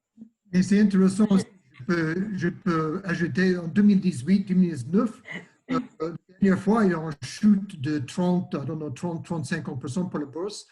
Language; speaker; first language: French; non-native, learner; English